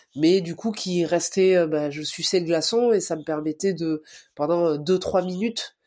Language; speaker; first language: French; native; French